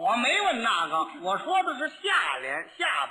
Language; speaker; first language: Chinese; native; Chinese